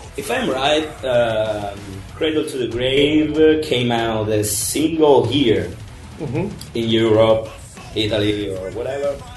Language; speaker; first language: English; non-native, fluent; Italian